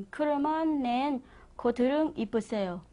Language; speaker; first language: Korean; non-native, learner; Vietnamese